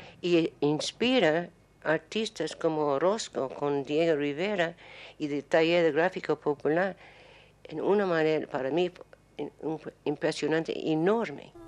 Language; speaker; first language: Spanish; non-native, learner; English